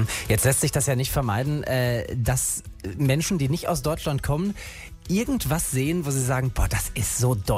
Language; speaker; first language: German; native; German